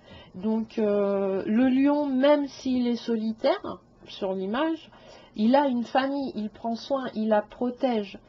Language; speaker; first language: French; native; French